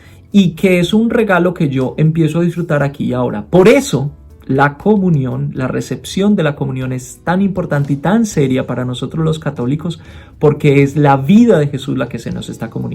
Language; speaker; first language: Spanish; native; Spanish